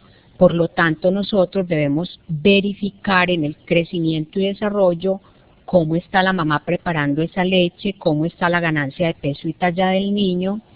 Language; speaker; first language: Spanish; native; Spanish